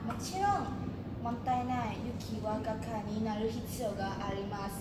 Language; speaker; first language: Japanese; non-native, learner; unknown